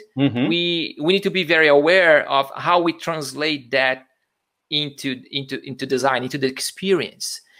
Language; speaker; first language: English; non-native, fluent; Portuguese